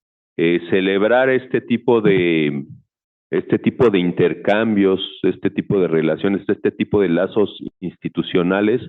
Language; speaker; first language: Spanish; native; Spanish